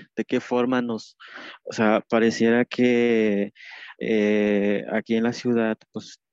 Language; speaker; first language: Spanish; non-native, local second language; Tzeltal